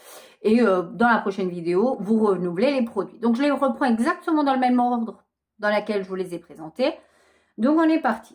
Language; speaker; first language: French; native; French